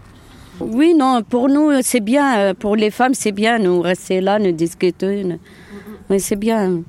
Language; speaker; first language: French; non-native, learner; Arabic